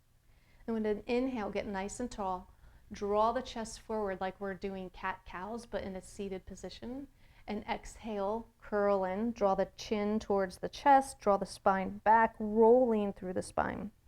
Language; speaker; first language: English; native; English